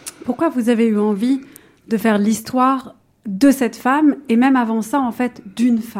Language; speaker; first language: French; native; French